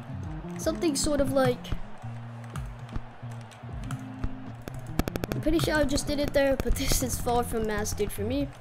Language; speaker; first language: English; native; English